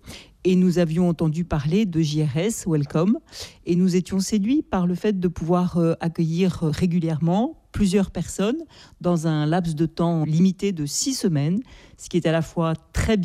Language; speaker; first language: French; native; French